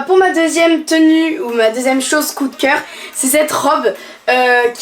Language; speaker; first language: French; native; French